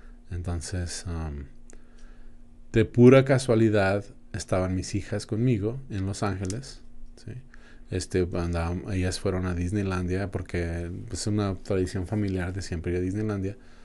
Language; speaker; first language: Spanish; native; Spanish